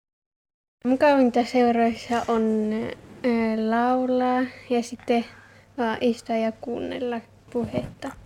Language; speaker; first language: Finnish; early bilingual, heritage; Finnish